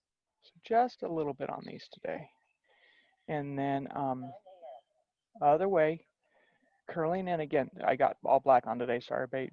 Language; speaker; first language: English; native; English